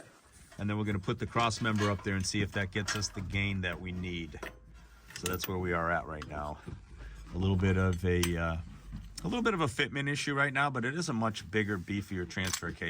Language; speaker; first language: English; native; English